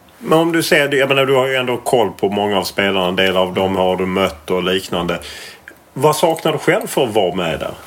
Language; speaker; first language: Swedish; native; Swedish